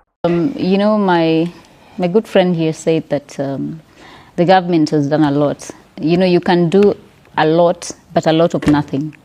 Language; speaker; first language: English; non-native, local second language; Kikuyu